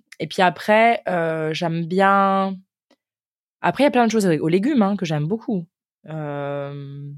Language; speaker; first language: French; native; French